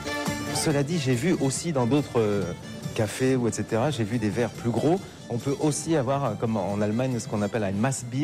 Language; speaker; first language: French; native; French